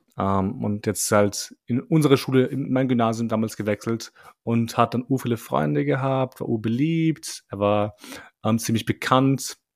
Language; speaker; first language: German; early bilingual, other home language; Albanian